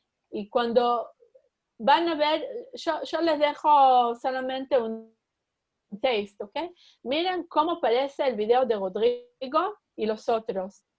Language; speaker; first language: Spanish; early bilingual, heritage; Spanish